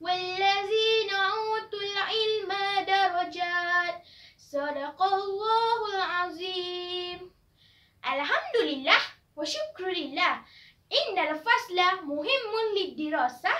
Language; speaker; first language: Arabic; non-native, learner; Malay